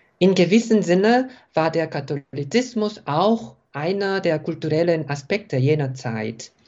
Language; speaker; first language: German; non-native, fluent; Korean